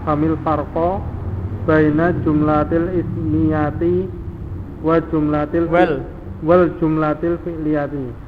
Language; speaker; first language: Arabic; non-native, learner; Indonesian